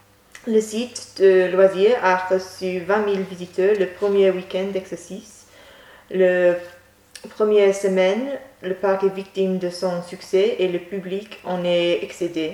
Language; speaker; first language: French; non-native, learner; English